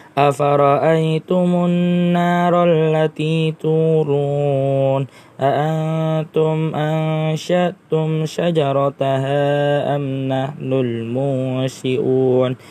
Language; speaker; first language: Arabic; non-native, learner; Indonesian